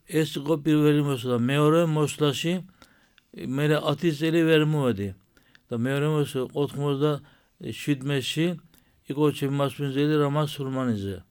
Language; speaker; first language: Georgian; early bilingual, heritage; Georgian